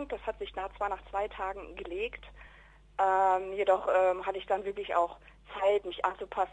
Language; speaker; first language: German; native; German